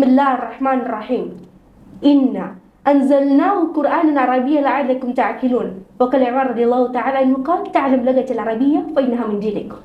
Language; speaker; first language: Arabic; non-native, learner; Indonesian